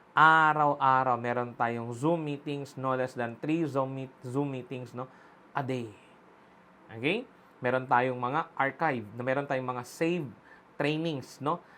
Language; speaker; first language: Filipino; non-native, local second language; Cebuano